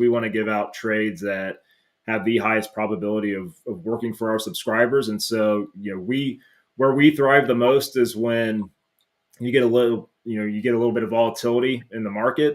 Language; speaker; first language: English; native; English